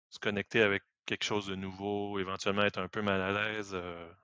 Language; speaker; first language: French; native; French